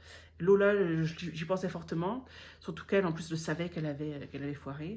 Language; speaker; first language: French; native; French